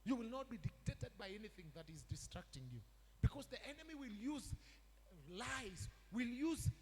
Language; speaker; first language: English; non-native, local second language; Swahili